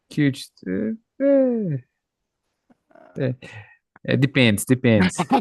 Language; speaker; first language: English; non-native, learner; Portuguese